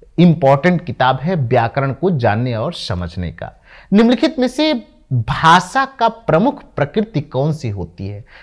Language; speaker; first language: Hindi; native; Hindi